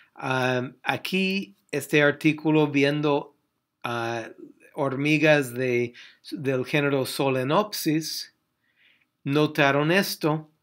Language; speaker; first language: Spanish; non-native, fluent; English